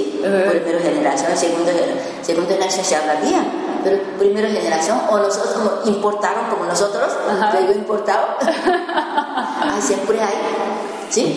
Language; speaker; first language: Spanish; non-native, learner; Japanese